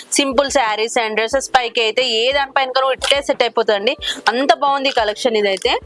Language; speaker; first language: Telugu; native; Telugu